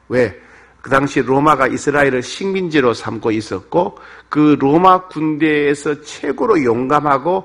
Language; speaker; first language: Korean; native; Korean